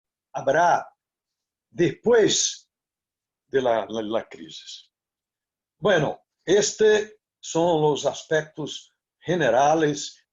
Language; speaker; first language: Spanish; non-native, learner; Portuguese